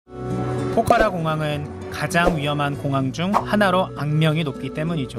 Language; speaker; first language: Korean; native; Korean